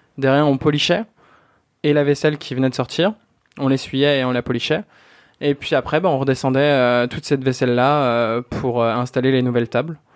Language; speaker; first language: French; native; French